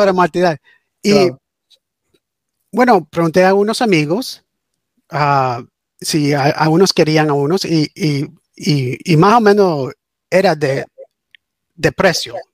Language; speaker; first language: Spanish; early bilingual, heritage; English